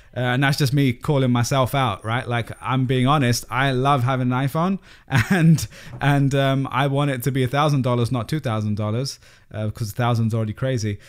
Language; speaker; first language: English; native; English